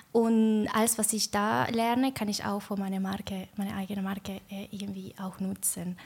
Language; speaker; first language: German; non-native, learner; Spanish